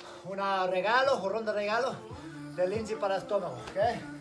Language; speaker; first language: Spanish; non-native, learner; English